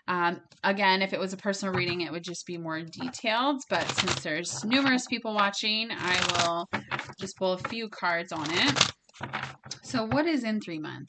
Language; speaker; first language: English; native; English